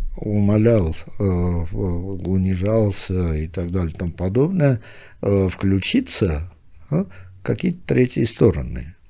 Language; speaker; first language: Russian; non-native, local second language; Armenian